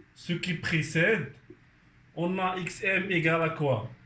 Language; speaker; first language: French; non-native, local second language; Arabic